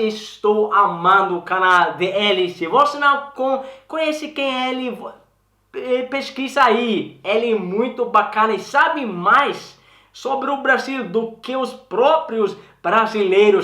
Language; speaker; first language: Portuguese; non-native, learner; Swedish